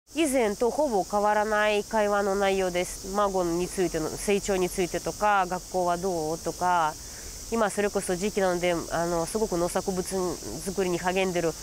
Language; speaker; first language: Japanese; non-native, fluent; Russian